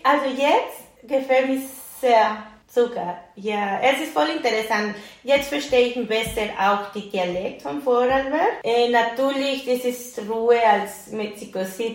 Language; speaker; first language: German; non-native, learner; Spanish